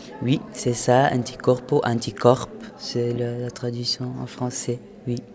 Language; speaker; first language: French; non-native, fluent; Portuguese